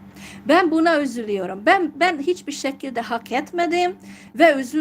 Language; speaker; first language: Turkish; non-native, fluent; Hungarian